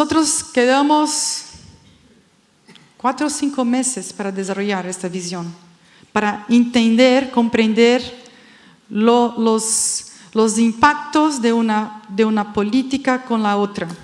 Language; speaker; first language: Spanish; non-native, fluent; Portuguese